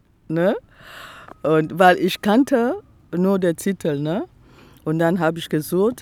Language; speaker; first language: German; non-native, fluent; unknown